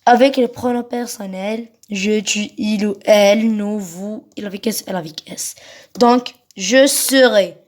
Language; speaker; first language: French; non-native, local second language; Arabic